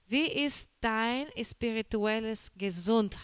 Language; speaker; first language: German; non-native, learner; Portuguese